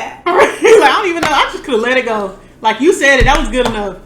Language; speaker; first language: English; native; English